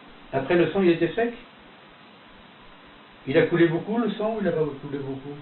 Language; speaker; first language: French; native; French